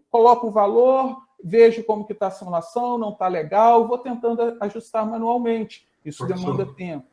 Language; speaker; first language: Portuguese; native; Portuguese